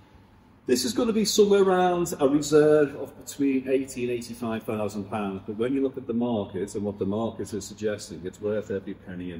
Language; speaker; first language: English; native; English